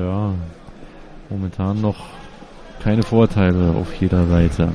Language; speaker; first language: German; native; German